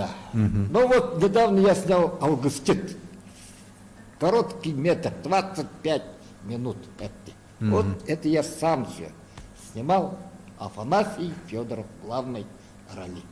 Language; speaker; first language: Russian; non-native, local second language; Yakut